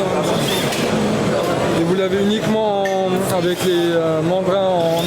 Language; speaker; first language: French; native; French